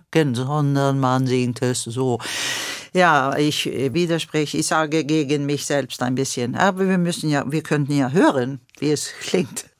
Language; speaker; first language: German; non-native, fluent; Swedish